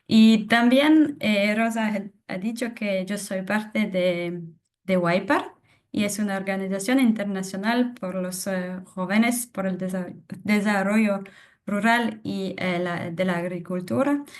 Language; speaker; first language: Spanish; non-native, fluent; French